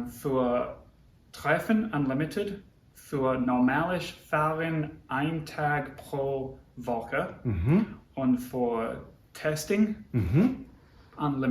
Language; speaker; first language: German; non-native, learner; English